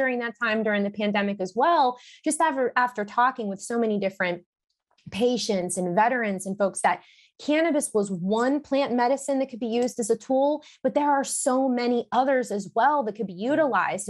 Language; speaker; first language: English; native; English